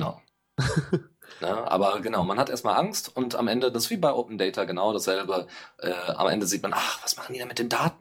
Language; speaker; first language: German; native; German